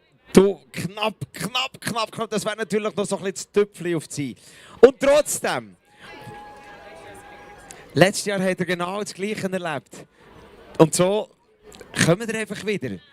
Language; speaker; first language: German; native; German